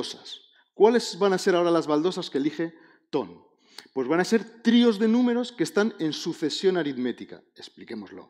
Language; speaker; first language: Spanish; native; Spanish